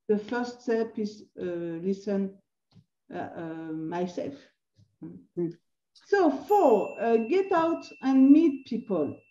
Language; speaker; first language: English; non-native, learner; French